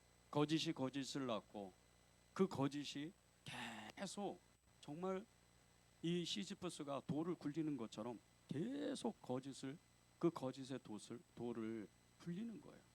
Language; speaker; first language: Korean; native; Korean